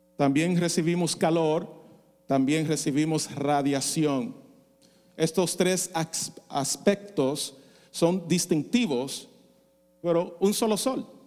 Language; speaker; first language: Spanish; non-native, fluent; English